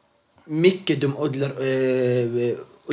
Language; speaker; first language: Swedish; non-native, local second language; Arabic